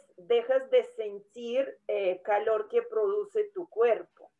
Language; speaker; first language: Spanish; non-native, fluent; Russian